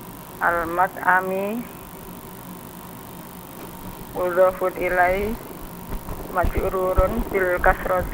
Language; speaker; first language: Arabic; non-native, learner; Indonesian